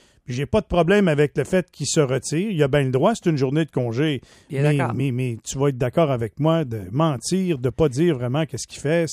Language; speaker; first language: French; native; French